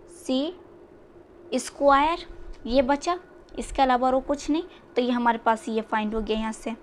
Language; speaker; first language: Hindi; native; Hindi